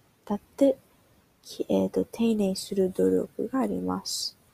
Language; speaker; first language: Japanese; non-native, learner; English